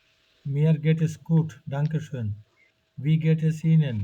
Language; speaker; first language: German; non-native, fluent; Bangla